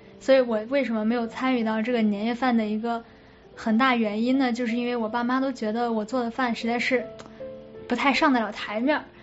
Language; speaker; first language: Chinese; native; Chinese